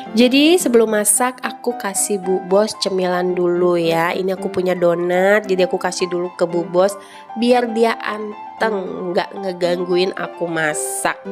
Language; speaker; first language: Indonesian; native; Indonesian